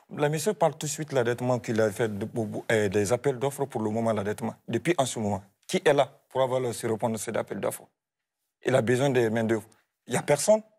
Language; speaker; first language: French; non-native, local second language; Fula